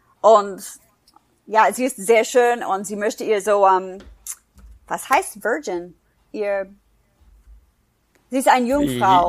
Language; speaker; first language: German; non-native, fluent; English